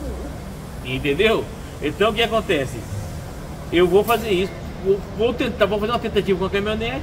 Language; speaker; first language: Portuguese; native; Portuguese